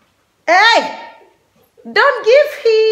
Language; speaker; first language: English; non-native, learner; Indonesian